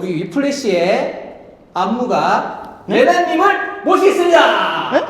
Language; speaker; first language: Korean; native; Korean